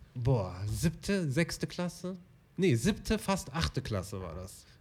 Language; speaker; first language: German; early bilingual, other home language; Arabic